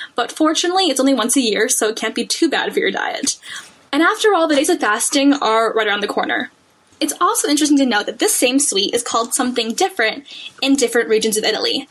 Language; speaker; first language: English; native; English